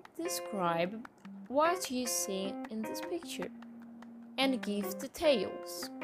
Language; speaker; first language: English; non-native, fluent; Portuguese